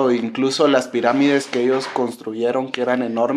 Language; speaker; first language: Spanish; native; Spanish